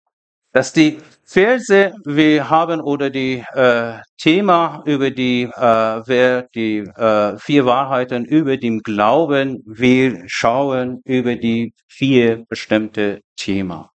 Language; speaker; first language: German; non-native, learner; Persian